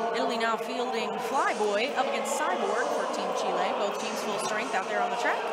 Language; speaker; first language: English; native; English